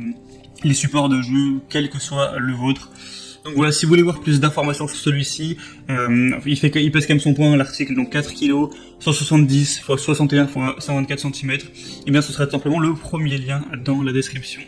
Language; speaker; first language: French; native; French